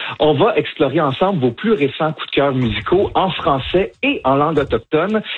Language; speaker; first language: French; native; French